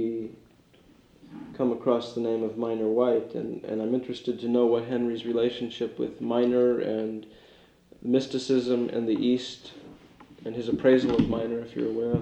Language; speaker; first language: English; native; English